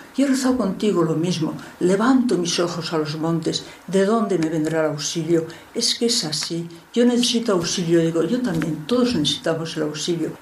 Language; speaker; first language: Spanish; native; Spanish